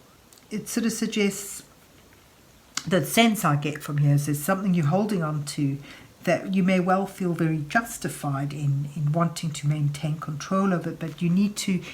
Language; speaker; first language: English; native; English